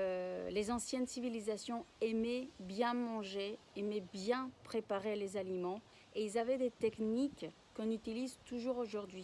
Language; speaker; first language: French; non-native, fluent; Spanish